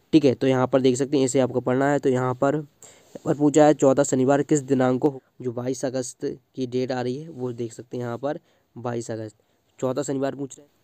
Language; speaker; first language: Hindi; native; Hindi